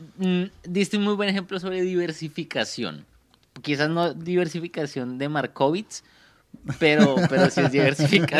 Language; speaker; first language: Spanish; native; Spanish